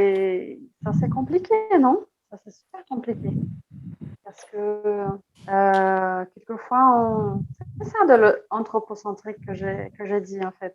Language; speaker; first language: French; non-native, fluent; Portuguese